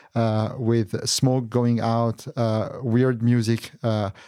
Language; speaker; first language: English; non-native, fluent; Arabic